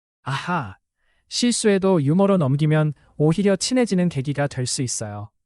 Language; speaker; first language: Korean; non-native, fluent; Chinese